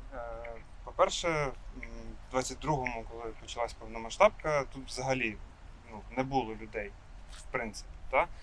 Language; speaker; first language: Ukrainian; non-native, local second language; Russian